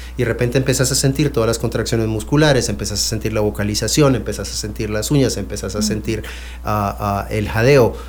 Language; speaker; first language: Spanish; non-native, fluent; French